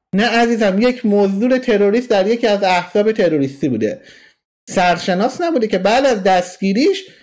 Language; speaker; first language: Persian; native; Persian